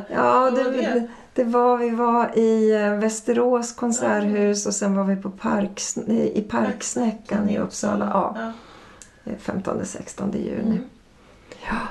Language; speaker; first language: Swedish; native; Swedish